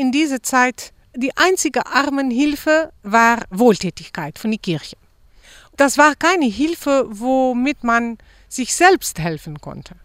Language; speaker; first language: German; non-native, fluent; Dutch